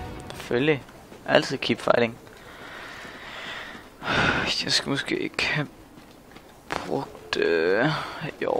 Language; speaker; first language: Danish; native; Danish